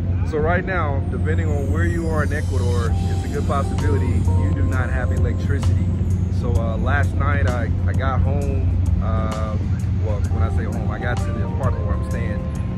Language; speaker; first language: English; native; English